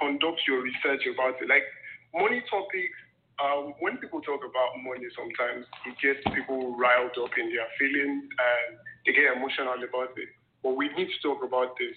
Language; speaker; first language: English; non-native, local second language; Yoruba